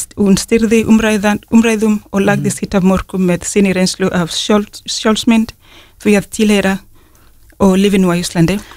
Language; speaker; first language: Icelandic; non-native, fluent; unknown